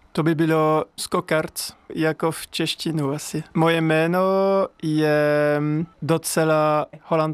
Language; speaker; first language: Czech; non-native, fluent; French